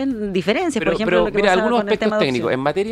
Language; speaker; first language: Spanish; native; Spanish